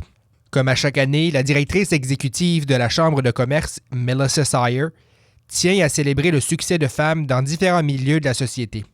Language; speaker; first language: French; native; French